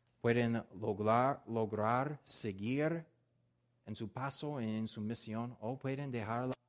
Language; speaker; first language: Spanish; non-native, learner; English